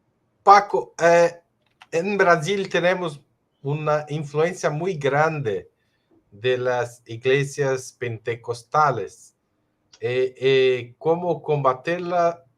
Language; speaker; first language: Spanish; non-native, fluent; Portuguese